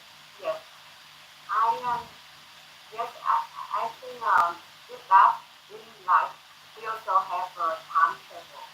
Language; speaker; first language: English; non-native, learner; Thai